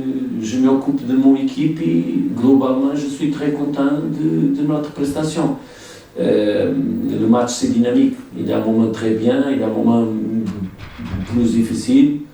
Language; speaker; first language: French; non-native, fluent; Portuguese